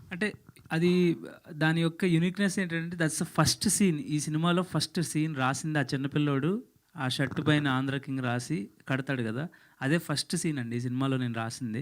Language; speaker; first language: Telugu; native; Telugu